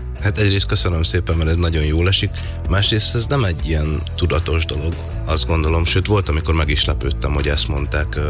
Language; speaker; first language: Hungarian; native; Hungarian